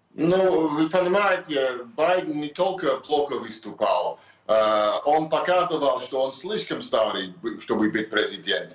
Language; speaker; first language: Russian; non-native, fluent; English